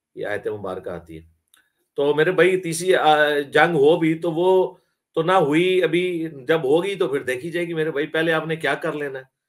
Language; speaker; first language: Urdu; non-native, local second language; Punjabi